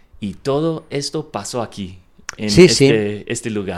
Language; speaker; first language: Spanish; non-native, learner; English